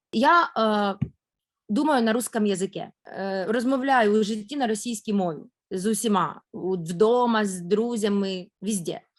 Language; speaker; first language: Ukrainian; non-native, local second language; Russian